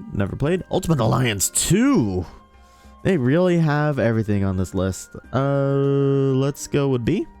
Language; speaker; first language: English; native; English